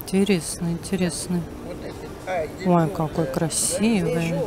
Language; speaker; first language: Russian; native; Russian